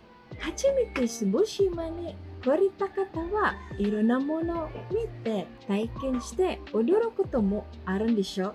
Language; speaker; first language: Japanese; non-native, fluent; Cebuano